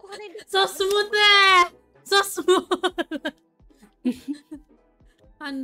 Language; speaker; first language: English; non-native, local second language; Malay